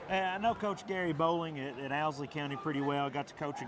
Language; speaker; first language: English; native; English